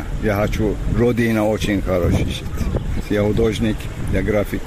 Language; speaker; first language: Russian; non-native, learner; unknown